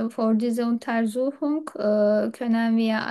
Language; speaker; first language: German; non-native, learner; Turkish